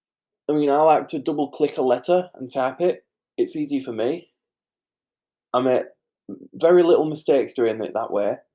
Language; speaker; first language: English; native; English